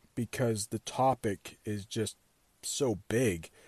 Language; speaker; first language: English; native; English